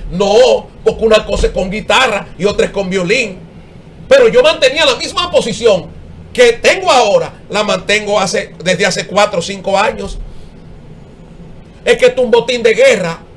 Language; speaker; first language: Spanish; native; Spanish